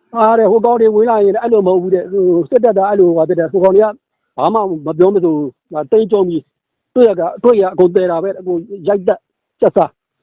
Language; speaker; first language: Burmese; native; Burmese